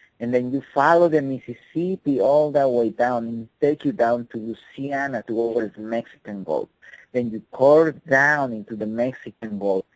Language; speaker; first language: English; non-native, fluent; Spanish